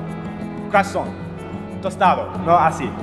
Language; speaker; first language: Spanish; non-native, fluent; English